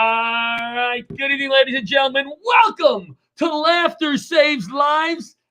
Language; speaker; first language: English; native; English